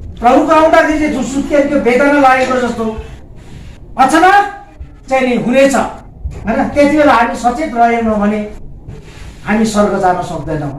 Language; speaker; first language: Nepali; non-native, local second language; Limbu